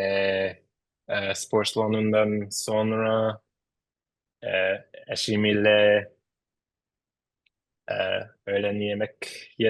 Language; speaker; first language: Turkish; non-native, learner; English